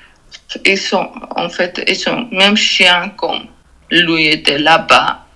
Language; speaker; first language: French; non-native, learner; Georgian